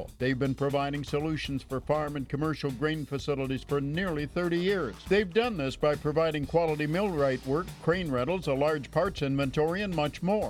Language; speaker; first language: English; native; English